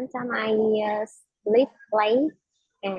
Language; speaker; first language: English; non-native, learner; Vietnamese